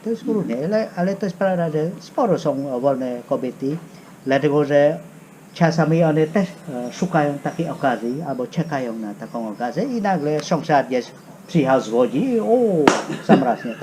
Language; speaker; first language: Polish; non-native, fluent; Khmer